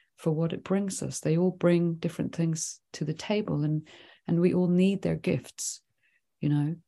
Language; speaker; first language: English; early bilingual, other home language; Swedish